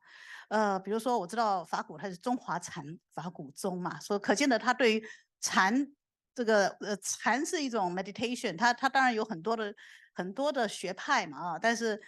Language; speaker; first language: Chinese; native; Chinese